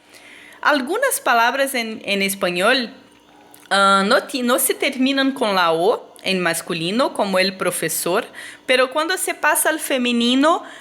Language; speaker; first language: Spanish; non-native, fluent; Portuguese